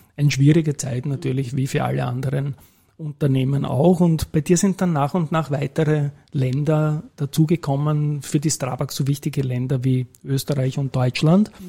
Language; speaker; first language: German; native; German